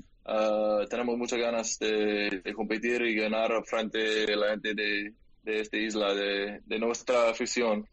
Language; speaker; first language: Spanish; non-native, learner; English